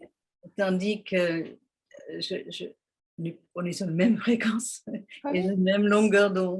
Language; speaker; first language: French; non-native, fluent; English